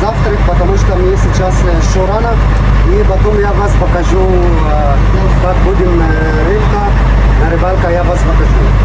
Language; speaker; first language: Russian; non-native, learner; Arabic